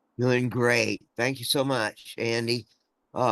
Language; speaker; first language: English; native; English